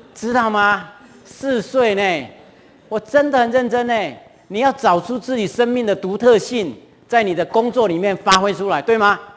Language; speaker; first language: Chinese; non-native, local second language; Hakka Chinese